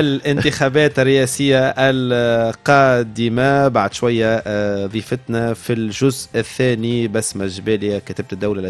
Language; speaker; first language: Arabic; native; Arabic